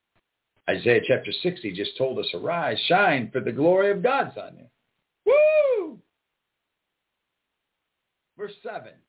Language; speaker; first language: English; native; English